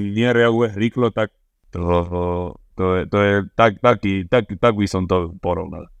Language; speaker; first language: Slovak; non-native, learner; Spanish